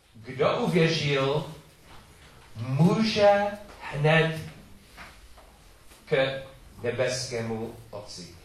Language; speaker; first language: Czech; non-native, learner; English